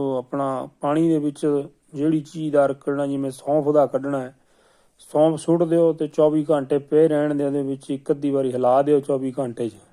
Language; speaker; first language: Punjabi; native; Punjabi